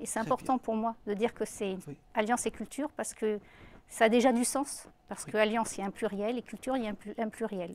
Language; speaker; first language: French; native; French